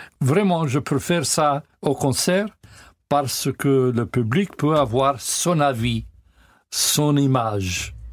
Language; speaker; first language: French; non-native, learner; English